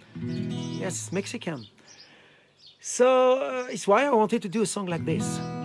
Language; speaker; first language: English; non-native, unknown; French